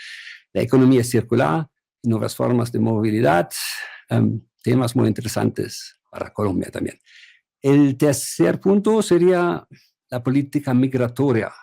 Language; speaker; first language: Spanish; non-native, fluent; German